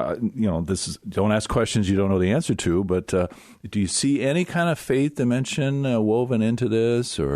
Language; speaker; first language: English; native; English